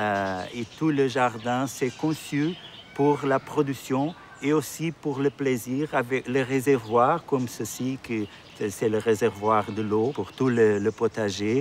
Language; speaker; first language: French; non-native, fluent; Portuguese